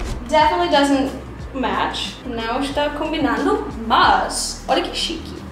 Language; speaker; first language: Portuguese; non-native, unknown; English